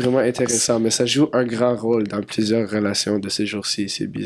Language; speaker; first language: French; non-native, local second language; English